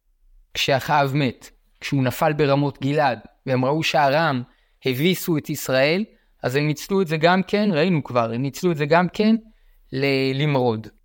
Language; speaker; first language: Hebrew; native; Hebrew